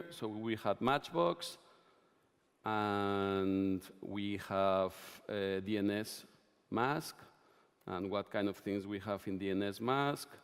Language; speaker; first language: English; non-native, fluent; Spanish